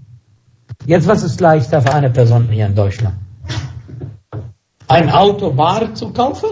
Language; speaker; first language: German; non-native, fluent; Arabic